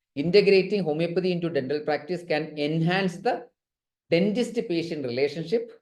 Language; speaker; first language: English; non-native, local second language; Malayalam